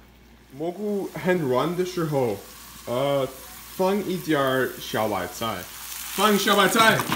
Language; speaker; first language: Chinese; non-native, learner; English